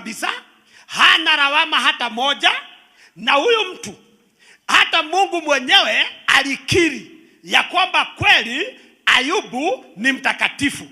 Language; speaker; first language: Swahili; non-native, local second language; Kikuyu